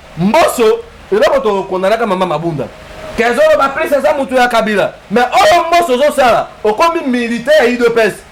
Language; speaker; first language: Lingala; native; Lingala